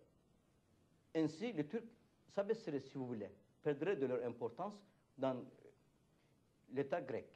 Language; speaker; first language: French; non-native, fluent; Turkish